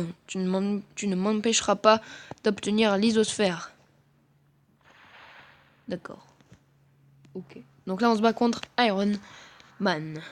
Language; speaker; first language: French; native; French